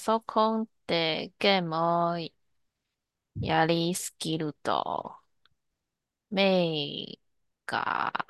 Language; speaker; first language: Japanese; non-native, learner; Chinese